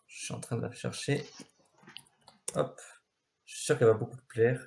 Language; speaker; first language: French; native; French